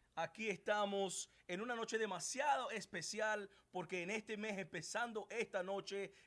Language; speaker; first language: Spanish; early bilingual, other home language; English